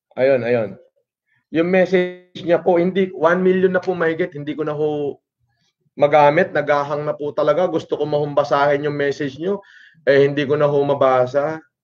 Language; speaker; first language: Filipino; non-native, local second language; Iloko